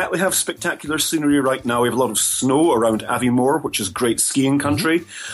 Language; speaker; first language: English; native; English